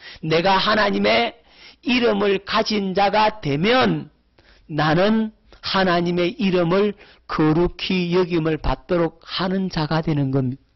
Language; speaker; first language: Korean; native; Korean